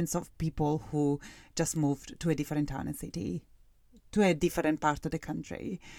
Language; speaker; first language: English; non-native, fluent; Italian